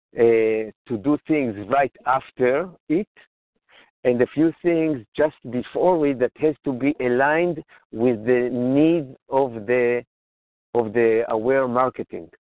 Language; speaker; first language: English; non-native, fluent; Hebrew